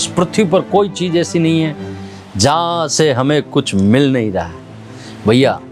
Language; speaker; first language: Hindi; native; Hindi